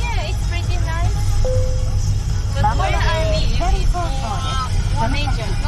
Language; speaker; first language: English; non-native, learner; Japanese